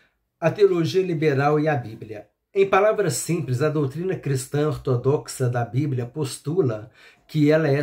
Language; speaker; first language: Portuguese; native; Portuguese